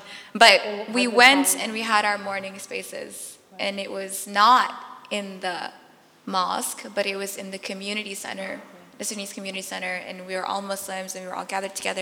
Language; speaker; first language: English; early bilingual, other home language; Arabic